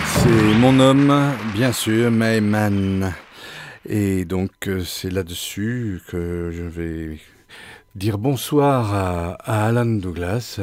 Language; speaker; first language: French; native; French